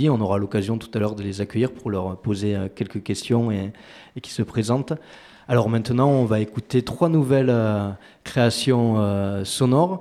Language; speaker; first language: French; native; French